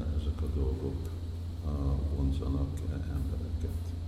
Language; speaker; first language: Hungarian; early bilingual, heritage; Hungarian